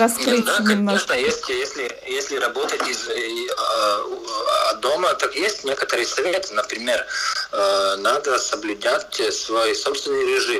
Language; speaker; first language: Russian; non-native, local second language; Latvian